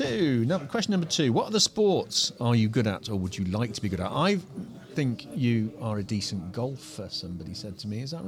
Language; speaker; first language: English; native; English